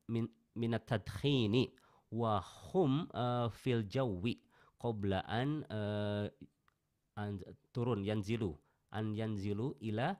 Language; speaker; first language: Arabic; non-native, learner; Indonesian